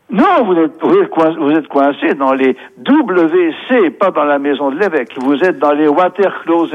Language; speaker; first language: French; native; French